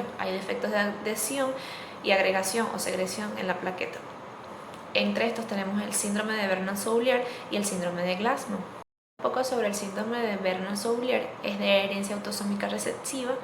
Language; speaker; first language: Spanish; native; Spanish